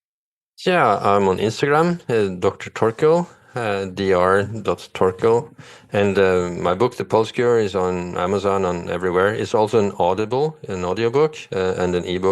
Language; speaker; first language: English; non-native, fluent; Norwegian